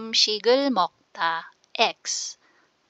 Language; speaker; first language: Korean; non-native, fluent; Filipino